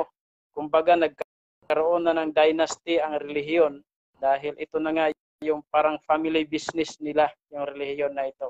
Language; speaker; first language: Filipino; native; Filipino